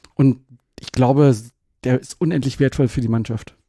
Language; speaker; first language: German; native; German